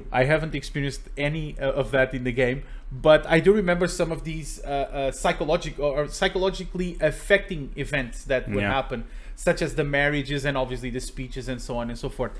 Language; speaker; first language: English; non-native, fluent; Portuguese